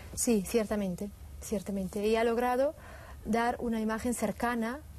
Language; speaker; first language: Spanish; non-native, fluent; Swiss German